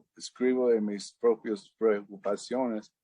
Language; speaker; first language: Spanish; non-native, fluent; English